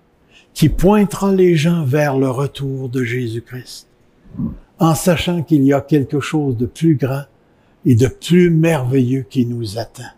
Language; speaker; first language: French; native; French